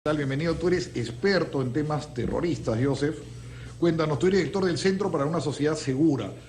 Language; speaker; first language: Spanish; native; Spanish